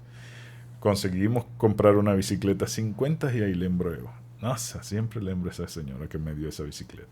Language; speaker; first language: Portuguese; non-native, learner; Spanish